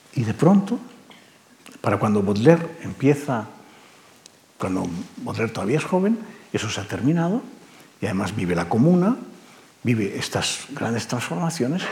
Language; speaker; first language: Spanish; native; Spanish